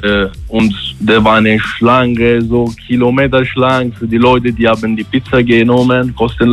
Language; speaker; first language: German; non-native, fluent; Italian